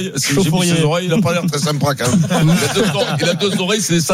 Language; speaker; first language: French; native; French